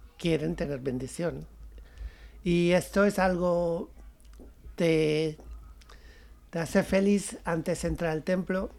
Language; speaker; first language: Spanish; non-native, fluent; Tamil